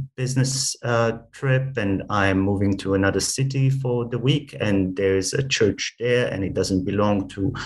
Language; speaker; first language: English; non-native, fluent; Hebrew